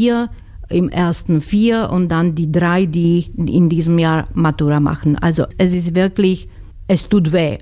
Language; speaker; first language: German; non-native, fluent; Slovak